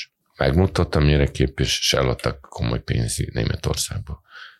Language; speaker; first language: Hungarian; non-native, fluent; Serbian